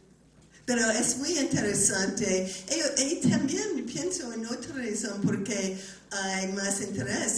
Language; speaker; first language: Spanish; non-native, learner; English